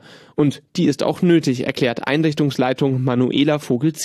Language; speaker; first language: German; native; German